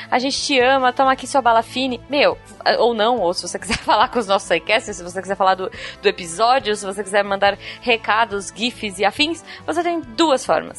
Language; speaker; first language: Portuguese; native; Portuguese